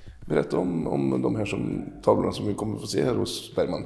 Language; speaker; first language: Swedish; native; Swedish